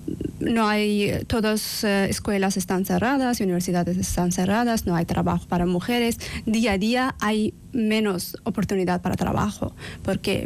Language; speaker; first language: Spanish; non-native, learner; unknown